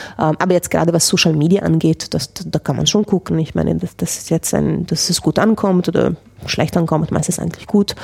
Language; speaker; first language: German; non-native, fluent; Italian